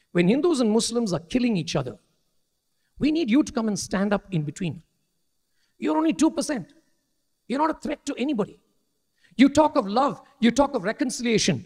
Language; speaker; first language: English; non-native, local second language; Malayalam